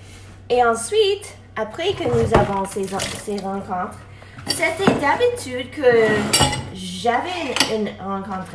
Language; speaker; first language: French; non-native, learner; English